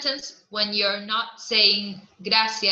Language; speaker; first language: English; non-native, fluent; Spanish